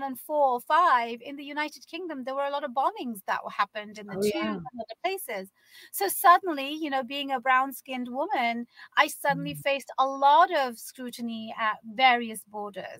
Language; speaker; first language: English; native; English